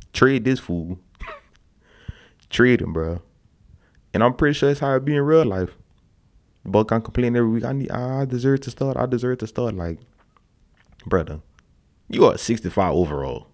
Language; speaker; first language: English; native; English